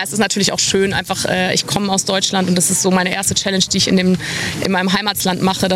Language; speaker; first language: German; native; German